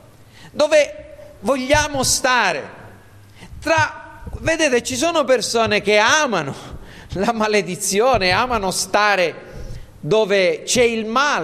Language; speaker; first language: Italian; native; Italian